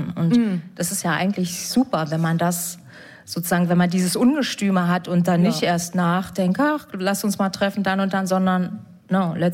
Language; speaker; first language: German; native; German